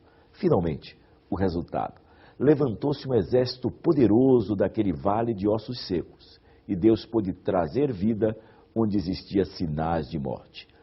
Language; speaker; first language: Portuguese; native; Portuguese